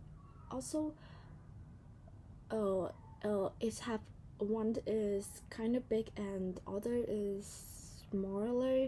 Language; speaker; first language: English; non-native, learner; Vietnamese